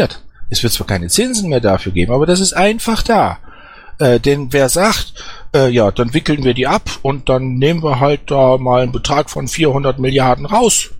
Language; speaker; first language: German; native; German